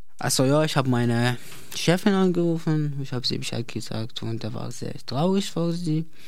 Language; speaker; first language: German; non-native, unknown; Arabic